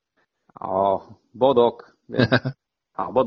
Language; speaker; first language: Swedish; non-native, fluent; Romanian